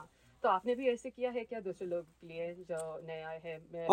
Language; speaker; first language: Hindi; early bilingual, heritage; Hindi